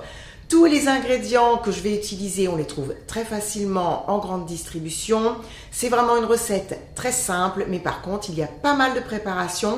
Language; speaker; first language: French; native; French